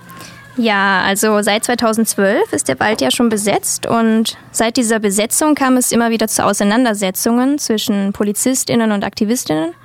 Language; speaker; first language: German; native; German